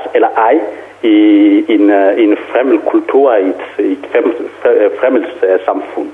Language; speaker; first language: Danish; non-native, fluent; Kongo